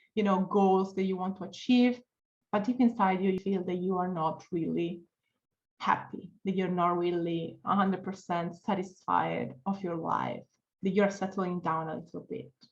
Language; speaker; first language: English; non-native, fluent; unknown